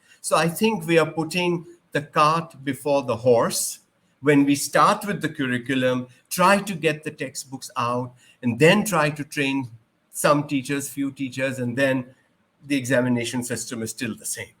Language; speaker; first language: English; non-native, local second language; Urdu